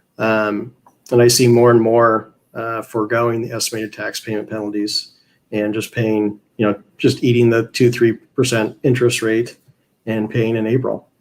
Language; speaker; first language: English; native; English